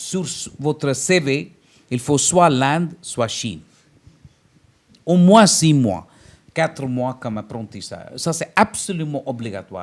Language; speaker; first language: French; non-native, fluent; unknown